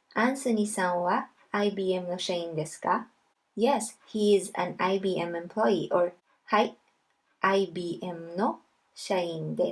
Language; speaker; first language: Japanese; non-native, fluent; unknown